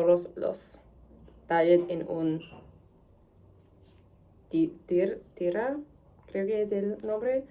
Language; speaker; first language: Spanish; non-native, learner; English